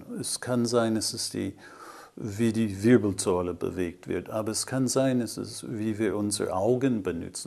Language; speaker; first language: German; non-native, fluent; English